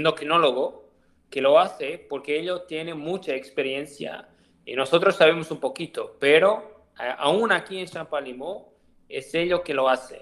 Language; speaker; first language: Spanish; non-native, learner; Portuguese